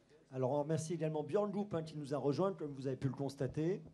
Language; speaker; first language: French; native; French